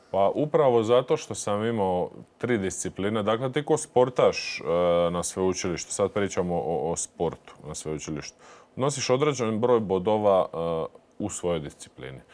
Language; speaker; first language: Croatian; native; Croatian